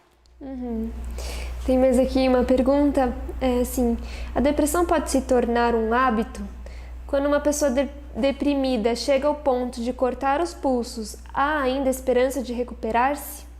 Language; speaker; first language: Portuguese; native; Portuguese